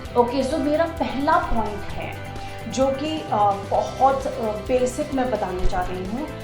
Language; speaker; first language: Hindi; native; Hindi